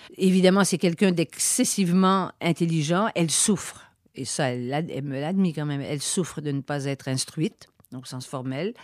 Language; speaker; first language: French; native; French